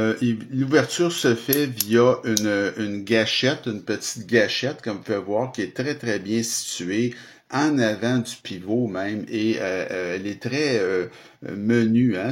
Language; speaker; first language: French; native; French